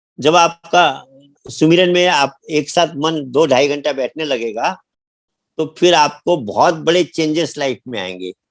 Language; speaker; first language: Hindi; native; Hindi